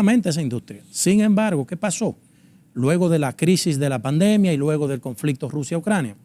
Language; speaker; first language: Spanish; native; Spanish